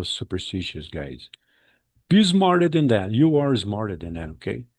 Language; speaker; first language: English; non-native, fluent; Portuguese